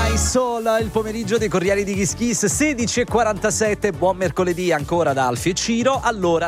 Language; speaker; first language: Italian; native; Italian